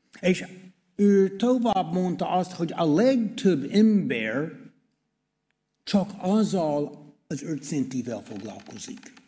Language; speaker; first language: Hungarian; non-native, learner; English